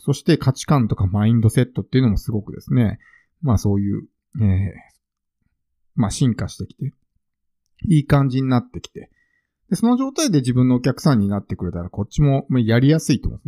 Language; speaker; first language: Japanese; native; Japanese